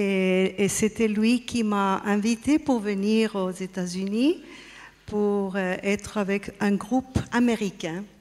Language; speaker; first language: French; non-native, fluent; Spanish